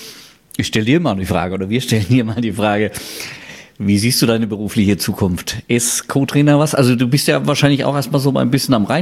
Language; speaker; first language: German; native; German